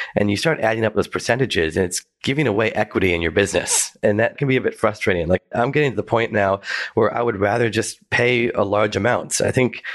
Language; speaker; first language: English; native; English